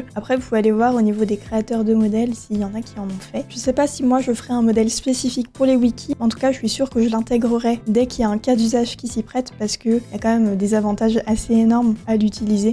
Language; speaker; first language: French; native; French